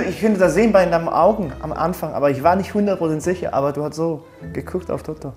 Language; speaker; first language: German; non-native, learner; French